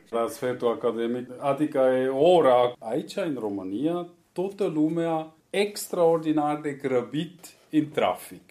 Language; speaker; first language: Romanian; non-native, fluent; Swiss German